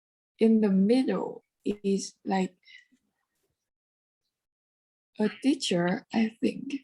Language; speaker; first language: English; non-native, learner; Vietnamese